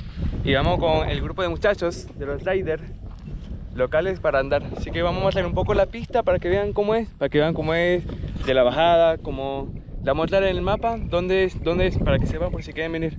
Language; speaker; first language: Spanish; native; Spanish